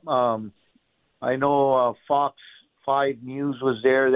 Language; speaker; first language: English; native; English